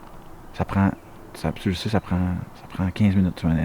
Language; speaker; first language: French; native; French